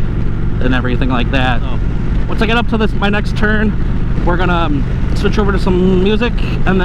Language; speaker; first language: English; native; English